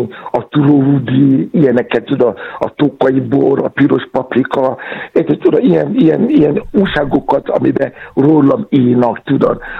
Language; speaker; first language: Hungarian; non-native, fluent; Yoruba